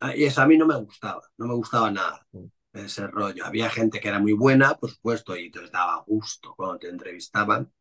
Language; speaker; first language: Spanish; native; Spanish